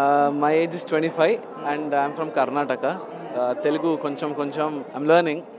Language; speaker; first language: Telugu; non-native, learner; Kannada